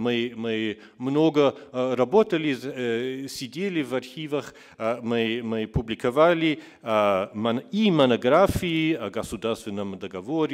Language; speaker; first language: Russian; non-native, fluent; German